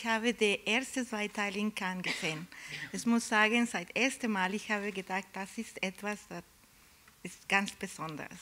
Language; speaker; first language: German; non-native, learner; Spanish